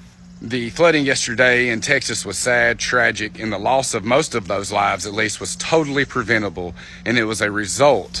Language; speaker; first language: English; native; English